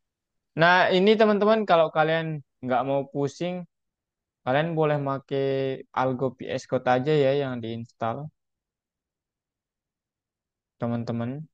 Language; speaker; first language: Indonesian; native; Indonesian